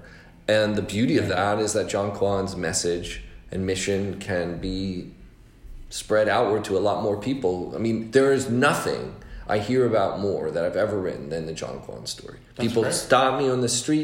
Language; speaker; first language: English; native; English